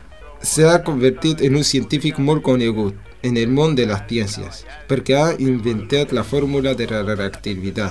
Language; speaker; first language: Catalan; non-native, learner; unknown